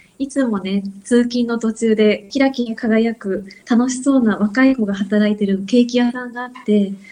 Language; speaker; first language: Japanese; native; Japanese